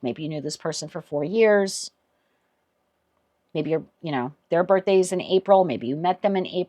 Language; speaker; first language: English; native; English